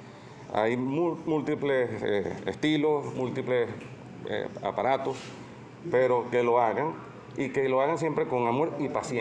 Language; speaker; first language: Spanish; native; Spanish